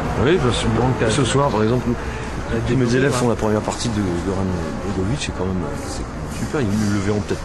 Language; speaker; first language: French; native; French